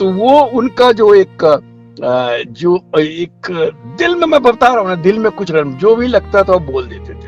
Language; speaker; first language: Hindi; native; Hindi